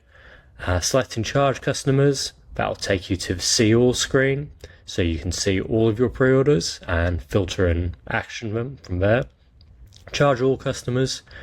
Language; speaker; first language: English; native; English